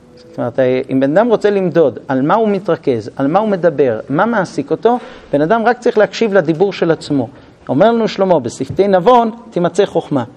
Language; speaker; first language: Hebrew; non-native, fluent; English